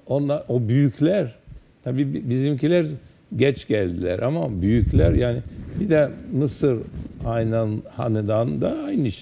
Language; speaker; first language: Turkish; early bilingual, heritage; Turkish